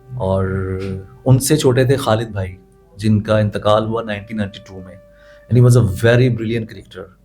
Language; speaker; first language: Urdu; non-native, local second language; Punjabi